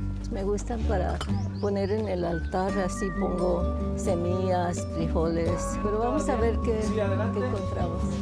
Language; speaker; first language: Spanish; early bilingual, heritage; Spanish